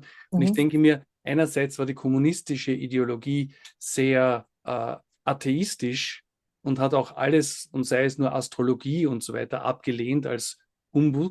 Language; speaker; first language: German; native; German